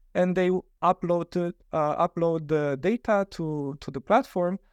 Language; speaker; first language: English; non-native, fluent; Romanian